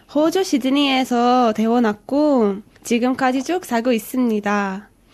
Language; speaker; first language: Korean; non-native, fluent; English